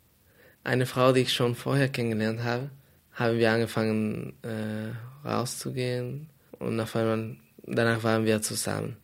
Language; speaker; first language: German; non-native, fluent; Spanish